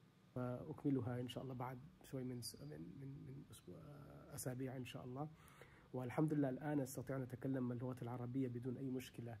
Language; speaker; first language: Arabic; non-native, fluent; English